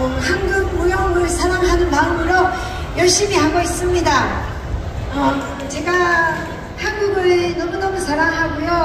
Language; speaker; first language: Korean; early bilingual, heritage; Japanese